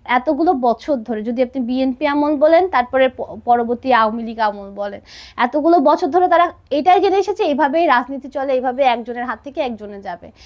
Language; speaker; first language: Bangla; non-native, local second language; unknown